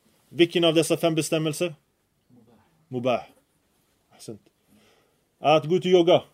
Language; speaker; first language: Swedish; early bilingual, other home language; Arabic